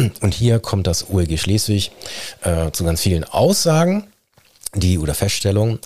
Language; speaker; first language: German; native; German